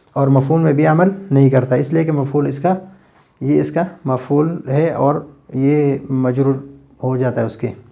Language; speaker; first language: Urdu; non-native, local second language; Pashto